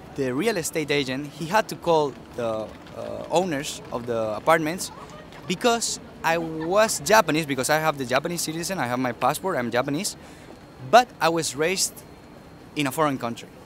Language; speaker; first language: English; early bilingual, other home language; Spanish